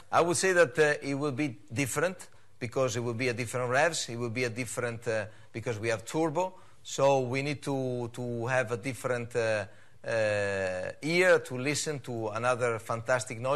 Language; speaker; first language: English; non-native, fluent; Italian